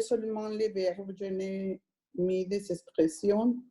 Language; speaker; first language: French; non-native, learner; Spanish